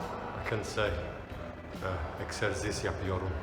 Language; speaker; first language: Turkish; non-native, learner; English